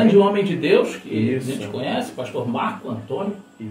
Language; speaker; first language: Portuguese; native; Portuguese